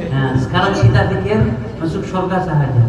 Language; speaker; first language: Indonesian; non-native, learner; Arabic